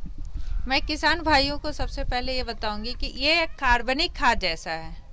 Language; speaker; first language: Hindi; native; Hindi